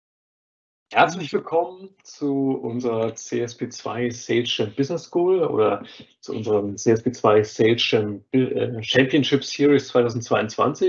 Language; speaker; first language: German; native; German